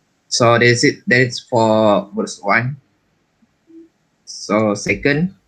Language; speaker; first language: English; non-native, learner; Malay